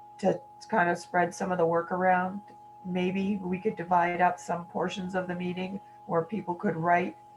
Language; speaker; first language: English; native; English